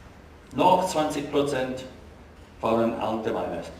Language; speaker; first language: German; non-native, fluent; English